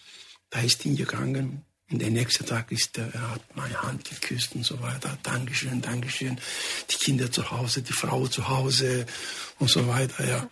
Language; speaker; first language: German; non-native, fluent; Greek